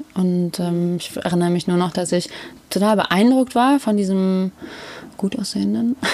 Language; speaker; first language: German; native; German